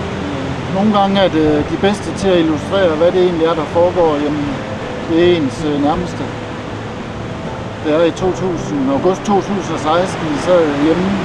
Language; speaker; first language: Danish; native; Danish